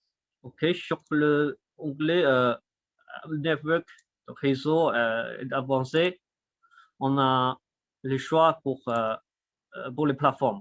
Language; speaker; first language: French; non-native, fluent; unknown